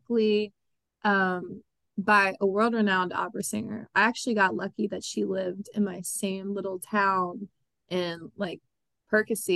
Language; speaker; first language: English; native; English